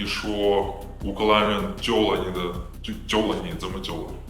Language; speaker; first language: Chinese; non-native, learner; Ukrainian